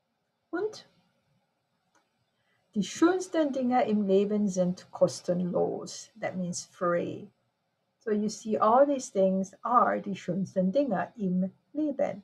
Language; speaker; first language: German; non-native, fluent; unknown